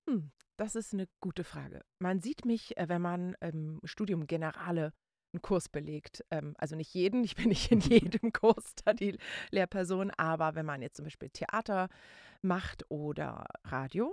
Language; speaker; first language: German; native; German